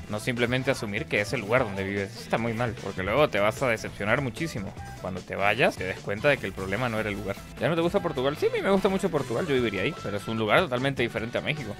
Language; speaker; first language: Spanish; native; Spanish